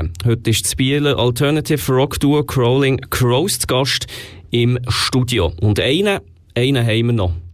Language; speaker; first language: German; native; German